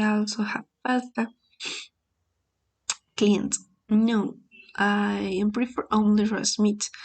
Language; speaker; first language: English; non-native, learner; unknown